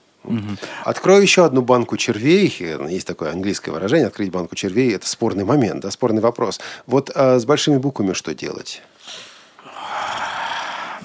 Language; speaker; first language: Russian; native; Russian